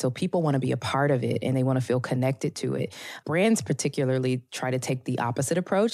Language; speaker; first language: English; native; English